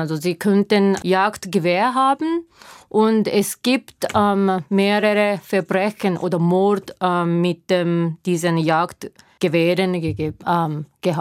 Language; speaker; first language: German; non-native, learner; Japanese